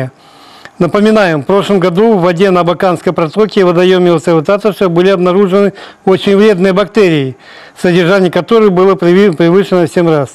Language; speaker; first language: Russian; native; Russian